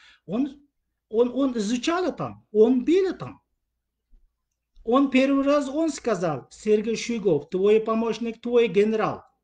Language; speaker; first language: Russian; non-native, learner; Uyghur